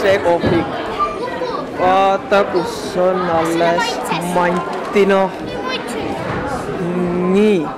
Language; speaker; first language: Estonian; native; Estonian